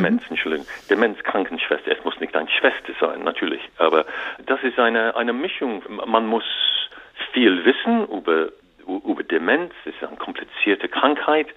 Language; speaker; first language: German; non-native, learner; English